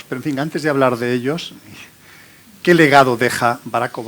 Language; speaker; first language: Spanish; native; Spanish